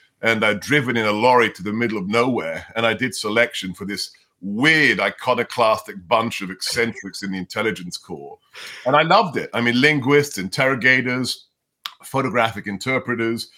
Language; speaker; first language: English; non-native, local second language; Hungarian